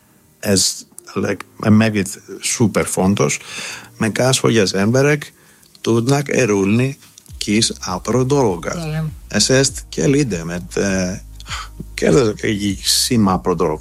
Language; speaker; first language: Hungarian; non-native, learner; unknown